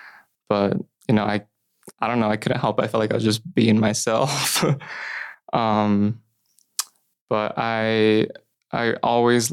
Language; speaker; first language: English; native; English